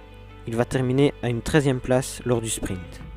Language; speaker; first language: French; native; French